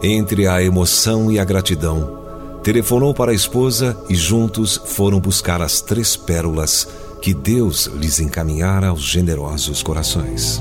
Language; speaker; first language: Portuguese; native; Portuguese